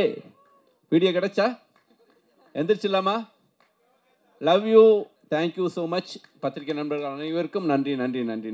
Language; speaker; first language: Tamil; native; Tamil